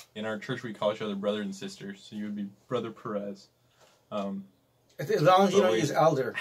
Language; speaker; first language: English; native; English